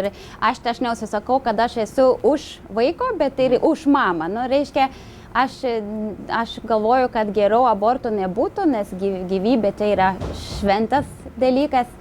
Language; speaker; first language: Lithuanian; non-native, fluent; Swedish